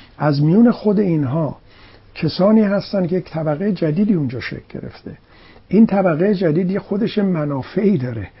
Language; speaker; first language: Persian; native; Persian